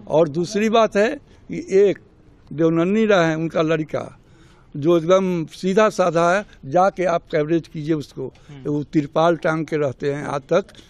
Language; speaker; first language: Hindi; native; Hindi